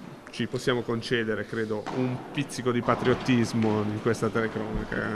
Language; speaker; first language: Italian; native; Italian